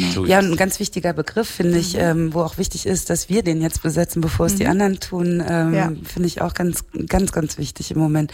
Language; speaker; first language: German; native; German